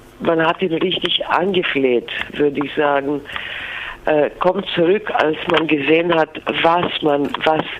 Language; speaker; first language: German; non-native, fluent; Greek